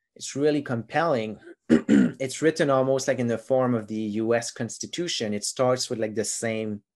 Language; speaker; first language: English; non-native, fluent; French